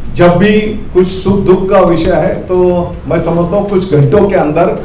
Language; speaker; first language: Hindi; non-native, local second language; Marathi